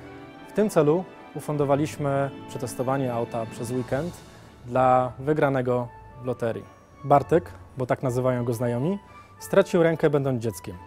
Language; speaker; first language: Polish; native; Polish